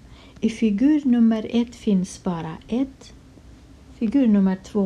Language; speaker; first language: Swedish; non-native, fluent; Kurdish